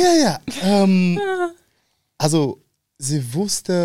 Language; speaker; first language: German; non-native, fluent; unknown